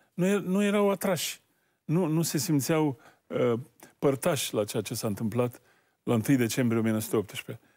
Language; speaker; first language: Romanian; native; Romanian